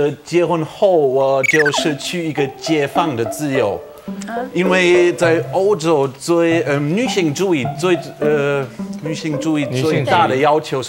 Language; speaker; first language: Chinese; non-native, fluent; German